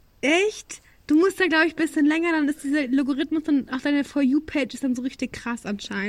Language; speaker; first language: German; native; German